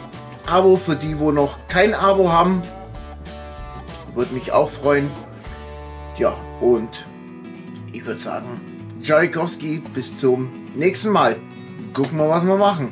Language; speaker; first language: German; native; German